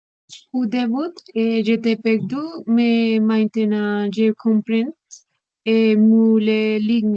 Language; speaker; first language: French; non-native, learner; Spanish